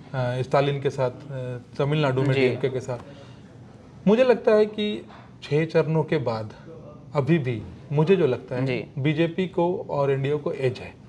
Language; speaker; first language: Hindi; native; Hindi